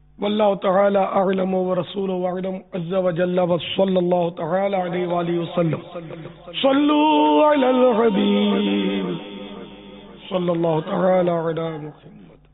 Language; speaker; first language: Urdu; non-native, local second language; Memoni